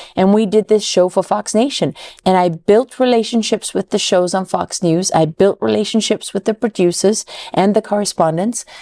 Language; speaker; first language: English; native; English